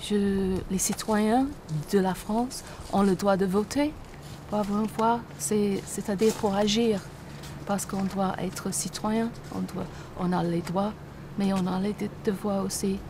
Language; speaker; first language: French; non-native, fluent; English